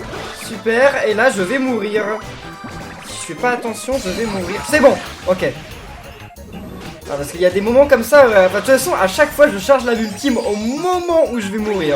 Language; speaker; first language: French; native; French